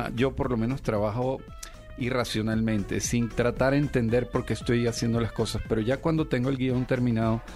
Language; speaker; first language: Spanish; native; Spanish